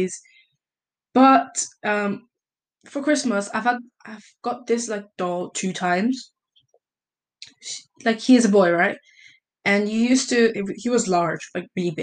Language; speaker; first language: English; early bilingual, other home language; Italian